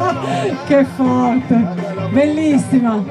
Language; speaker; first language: Italian; native; Italian